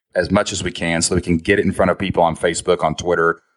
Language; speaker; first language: English; native; English